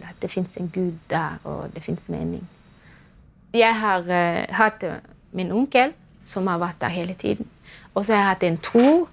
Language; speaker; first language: Norwegian; non-native, fluent; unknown